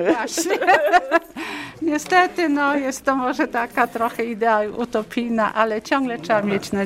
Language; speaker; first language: Polish; native; Polish